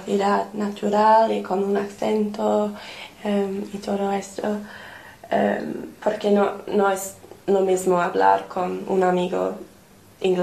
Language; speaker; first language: Spanish; non-native, fluent; English